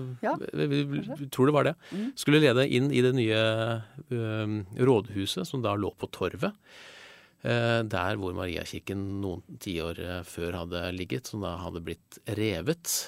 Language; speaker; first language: Norwegian; native; Norwegian